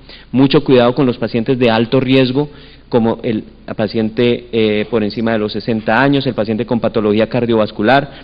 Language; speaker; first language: Spanish; native; Spanish